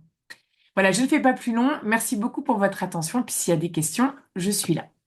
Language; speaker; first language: French; native; French